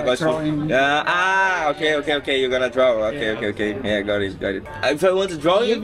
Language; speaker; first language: English; non-native, learner; Portuguese